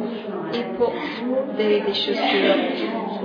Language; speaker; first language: French; non-native, fluent; English